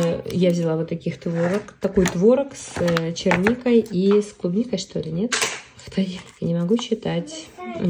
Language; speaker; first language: Russian; native; Russian